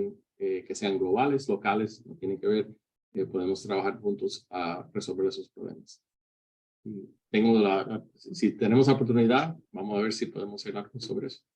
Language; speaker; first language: Spanish; early bilingual, heritage; Spanish